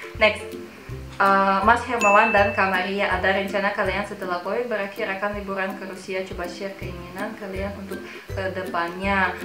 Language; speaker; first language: Indonesian; non-native, fluent; Russian